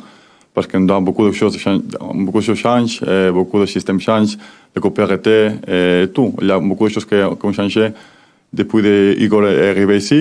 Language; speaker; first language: French; non-native, learner; Spanish